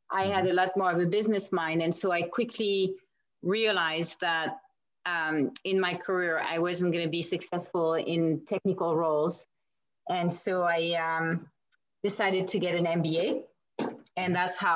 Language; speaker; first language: English; non-native, fluent; French